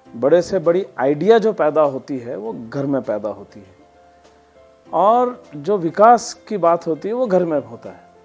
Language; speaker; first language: Hindi; non-native, local second language; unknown